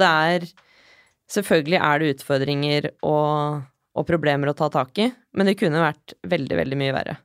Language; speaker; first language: Norwegian; early bilingual, other home language; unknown